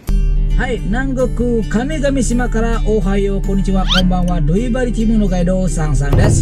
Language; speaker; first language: Japanese; non-native, fluent; Indonesian